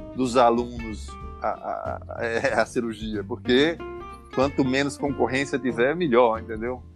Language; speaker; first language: Portuguese; native; Portuguese